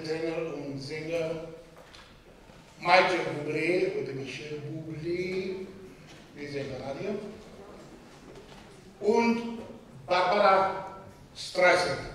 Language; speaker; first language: German; non-native, fluent; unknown